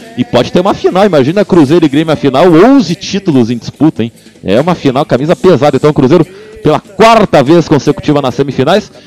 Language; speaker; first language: Portuguese; native; Portuguese